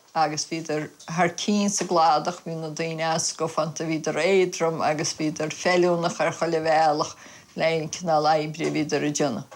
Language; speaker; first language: Irish; native; Irish